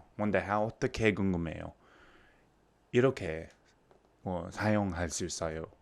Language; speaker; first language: Korean; non-native, fluent; English